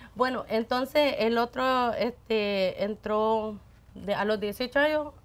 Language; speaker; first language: Spanish; native; Spanish